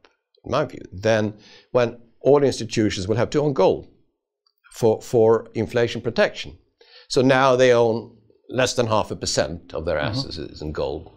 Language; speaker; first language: English; non-native, fluent; Swedish